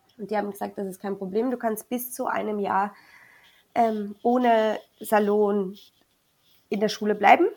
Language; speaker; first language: German; early bilingual, other home language; Spanish